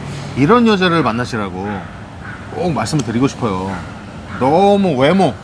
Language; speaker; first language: Korean; native; Korean